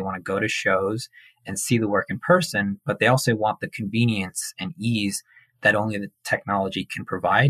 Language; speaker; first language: English; native; English